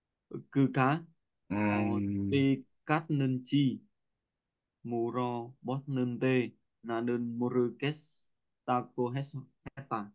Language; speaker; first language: Korean; non-native, learner; Vietnamese